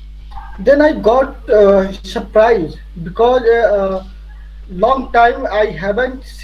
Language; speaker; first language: English; non-native, learner; Hindi